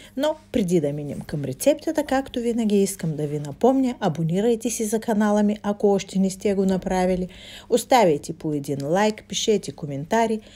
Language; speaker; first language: Bulgarian; non-native, fluent; Russian